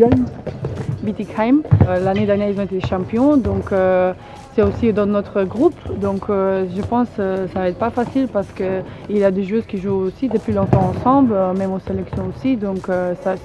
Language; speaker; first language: French; non-native, fluent; Slovenian